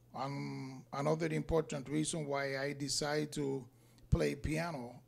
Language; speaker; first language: English; non-native, fluent; Spanish